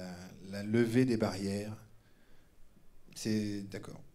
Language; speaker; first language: French; native; French